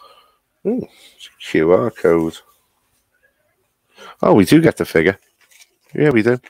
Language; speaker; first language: English; native; English